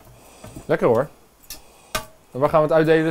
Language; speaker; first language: Dutch; native; Dutch